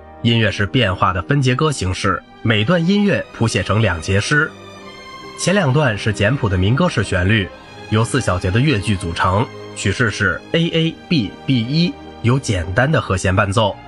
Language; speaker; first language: Chinese; native; Chinese